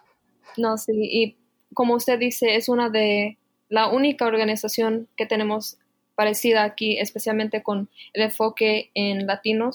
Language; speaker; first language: Spanish; early bilingual, heritage; Spanish